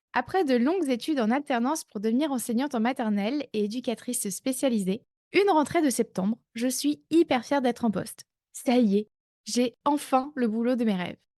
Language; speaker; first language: French; native; French